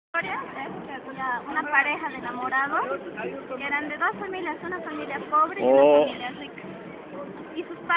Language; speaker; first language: Spanish; native; Spanish